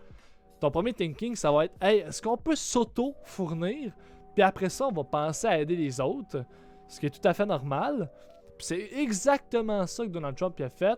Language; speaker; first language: French; native; French